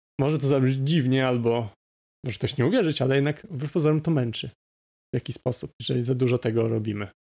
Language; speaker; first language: Polish; native; Polish